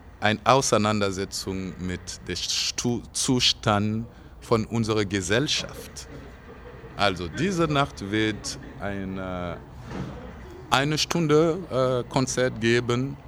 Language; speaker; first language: German; non-native, fluent; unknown